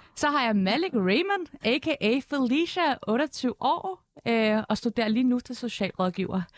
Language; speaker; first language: Danish; early bilingual, other home language; Albanian